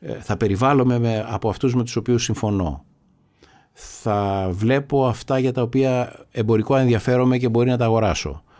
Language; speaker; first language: Greek; native; Greek